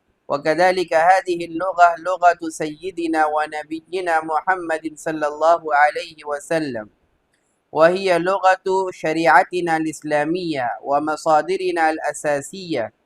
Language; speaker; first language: Arabic; non-native, fluent; Urdu